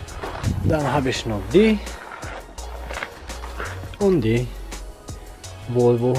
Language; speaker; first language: German; non-native, fluent; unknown